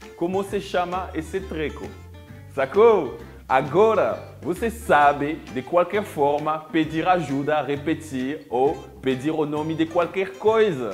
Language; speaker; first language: Portuguese; non-native, fluent; French